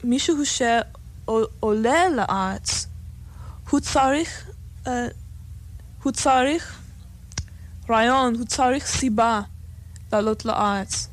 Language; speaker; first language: Hebrew; non-native, fluent; English